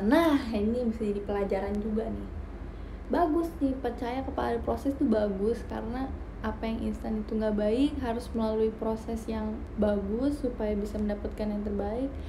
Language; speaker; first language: Indonesian; native; Indonesian